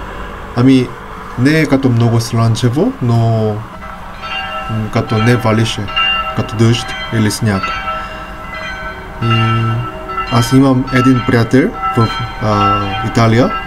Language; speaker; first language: Bulgarian; non-native, learner; Korean